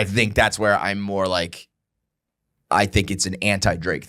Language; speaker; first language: English; native; English